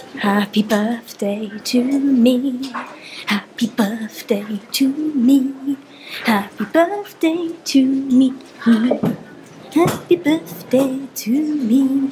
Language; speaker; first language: English; native; English